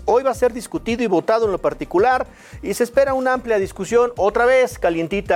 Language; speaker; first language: Spanish; native; Spanish